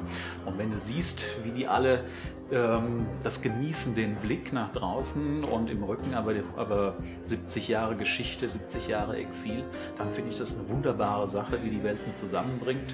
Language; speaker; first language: German; native; German